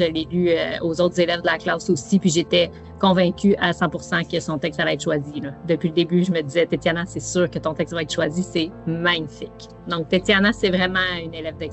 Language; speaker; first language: French; native; French